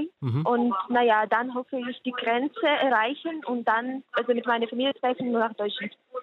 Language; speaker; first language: German; non-native, fluent; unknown